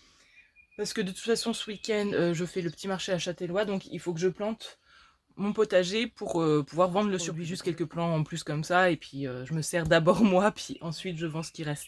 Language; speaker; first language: French; native; French